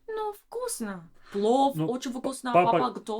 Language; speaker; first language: Russian; non-native, learner; English